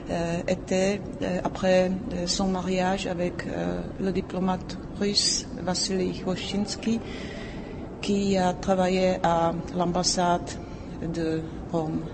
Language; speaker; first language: French; non-native, fluent; Czech